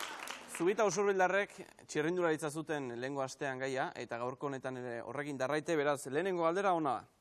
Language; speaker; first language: Basque; native; Basque